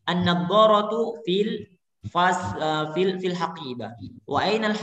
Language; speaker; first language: Arabic; non-native, fluent; Indonesian